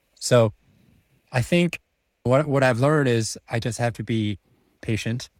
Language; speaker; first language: English; early bilingual, other home language; Czech